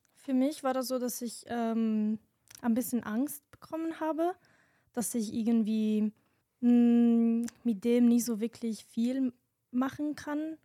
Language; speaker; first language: German; non-native, fluent; Italian